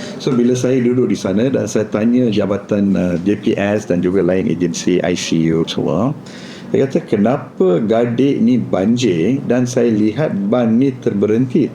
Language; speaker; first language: Malay; non-native, local second language; Tamil